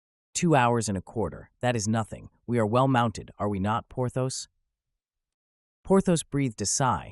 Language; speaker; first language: English; native; English